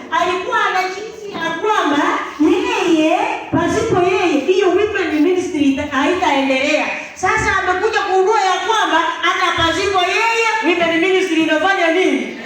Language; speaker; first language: Swahili; non-native, local second language; Gusii